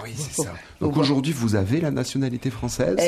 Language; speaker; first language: French; native; French